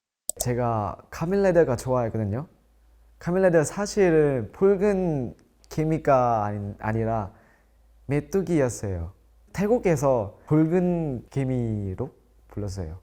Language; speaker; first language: Korean; non-native, local second language; Thai